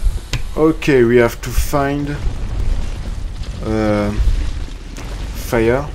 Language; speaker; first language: English; non-native, learner; French